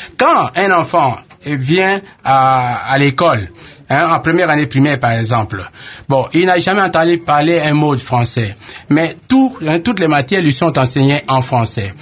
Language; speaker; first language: French; non-native, local second language; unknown